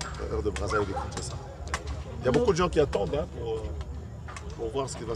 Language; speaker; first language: French; non-native, local second language; Lingala